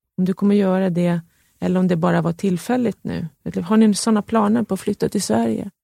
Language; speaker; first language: Swedish; native; Swedish